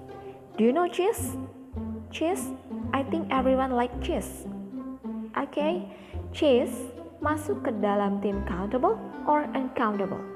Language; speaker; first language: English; non-native, fluent; Indonesian